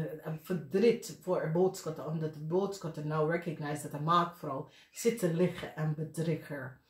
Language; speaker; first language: Dutch; non-native, learner; English